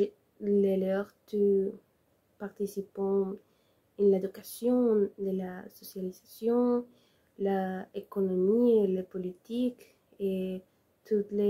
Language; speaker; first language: French; non-native, learner; Spanish